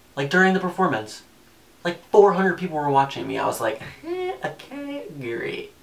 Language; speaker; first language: English; native; English